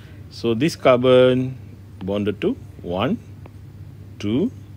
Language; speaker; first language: English; non-native, local second language; Malay